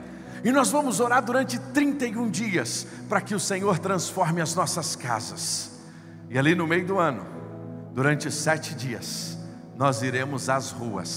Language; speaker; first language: Portuguese; native; Portuguese